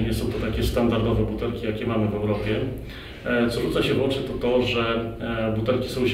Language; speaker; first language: Polish; native; Polish